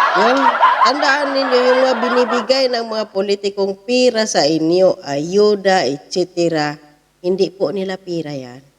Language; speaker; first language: Filipino; native; Filipino